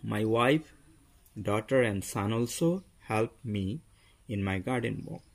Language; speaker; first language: English; non-native, local second language; Assamese